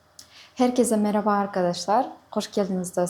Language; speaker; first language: Turkish; non-native, fluent; Kazakh